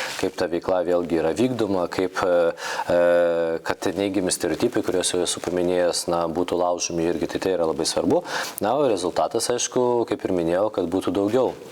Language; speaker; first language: Lithuanian; non-native, local second language; Polish